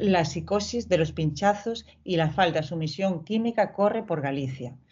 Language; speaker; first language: Spanish; non-native, local second language; Galician